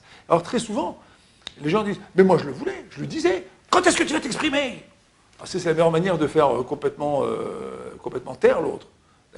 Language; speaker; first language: French; native; French